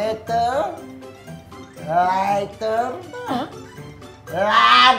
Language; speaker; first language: English; non-native, learner; Indonesian